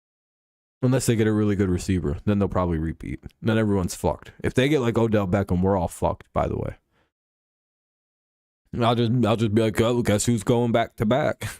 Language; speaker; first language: English; native; English